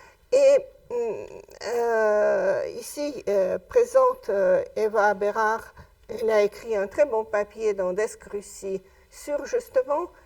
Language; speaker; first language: French; non-native, fluent; Russian